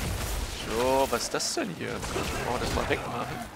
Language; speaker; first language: German; native; German